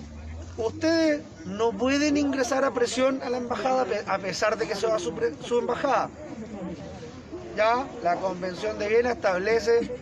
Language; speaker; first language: Spanish; native; Spanish